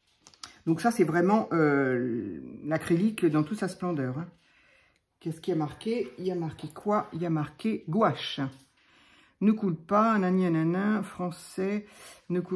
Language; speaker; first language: French; native; French